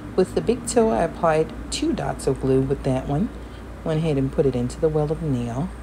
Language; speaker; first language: English; native; English